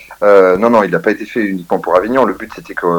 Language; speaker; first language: French; native; French